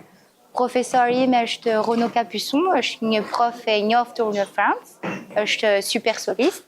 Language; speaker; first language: Albanian; early bilingual, heritage; Albanian